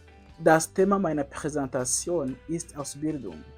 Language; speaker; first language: German; non-native, learner; Kinyarwanda